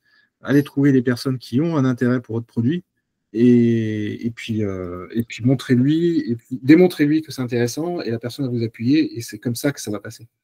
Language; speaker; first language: French; native; French